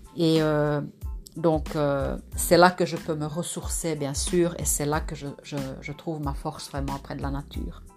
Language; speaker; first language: French; non-native, fluent; Finnish